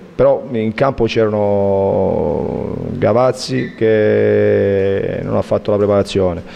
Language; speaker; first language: Italian; native; Italian